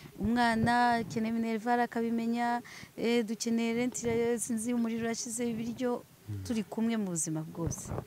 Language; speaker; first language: Kinyarwanda; early bilingual, heritage; Swahili